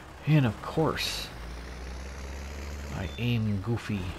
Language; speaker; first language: English; native; English